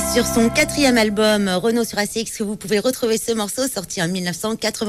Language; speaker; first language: French; native; French